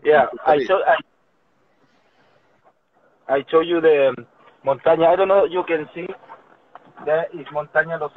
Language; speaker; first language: English; non-native, learner; Spanish